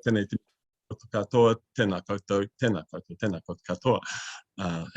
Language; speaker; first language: Māori; non-native, learner; English